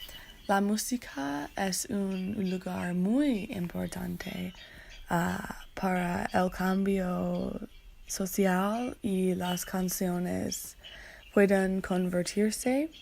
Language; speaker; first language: Spanish; non-native, learner; English